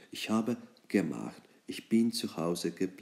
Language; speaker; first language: German; non-native, fluent; English